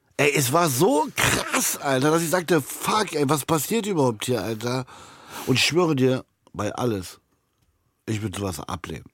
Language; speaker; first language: German; early bilingual, other home language; Arabic